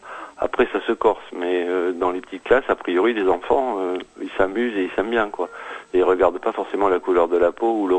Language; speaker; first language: French; native; French